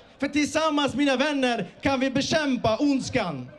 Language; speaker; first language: Swedish; early bilingual, other home language; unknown